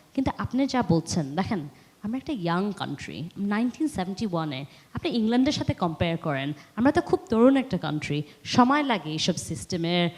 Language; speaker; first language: Bangla; early bilingual, heritage; Bangla